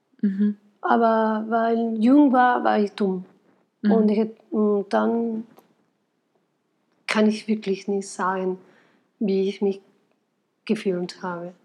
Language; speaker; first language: German; non-native, fluent; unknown